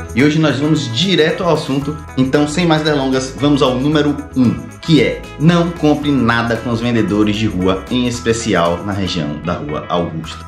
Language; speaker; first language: Portuguese; native; Portuguese